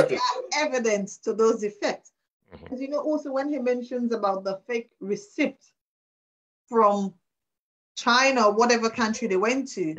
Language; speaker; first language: English; non-native, local second language; Krio